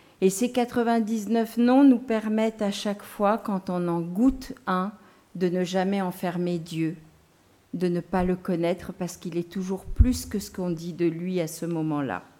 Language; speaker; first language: French; non-native, local second language; Gujarati